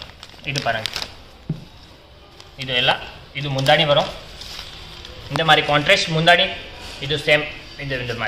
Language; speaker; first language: Tamil; non-native, learner; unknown